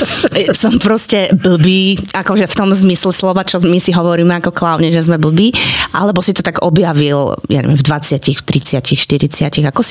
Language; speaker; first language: Slovak; native; Slovak